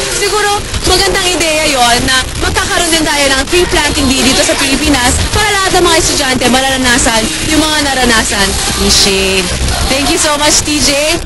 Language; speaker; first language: Filipino; non-native, fluent; Korean